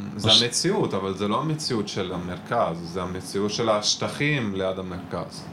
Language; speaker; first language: Hebrew; non-native, fluent; Italian